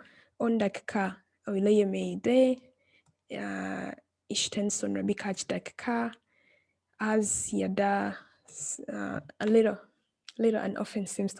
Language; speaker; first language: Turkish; non-native, fluent; English